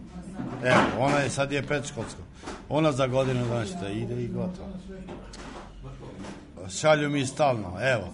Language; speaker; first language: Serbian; non-native, local second language; Albanian